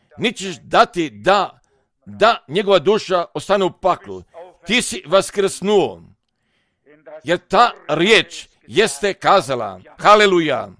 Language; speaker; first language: Serbian; non-native, fluent; German